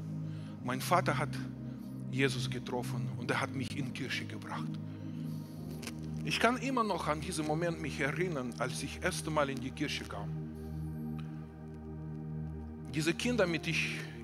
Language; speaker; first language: German; non-native, fluent; Russian